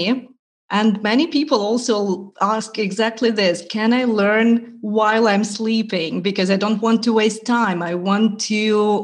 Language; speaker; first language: English; non-native, fluent; Russian